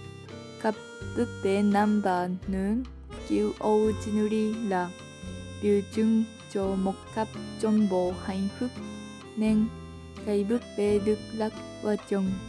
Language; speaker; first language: Vietnamese; non-native, learner; Japanese